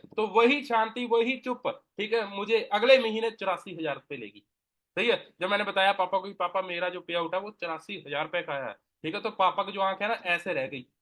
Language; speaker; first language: Hindi; non-native, local second language; Punjabi